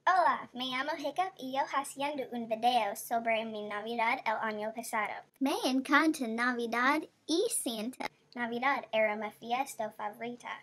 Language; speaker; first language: Spanish; non-native, learner; English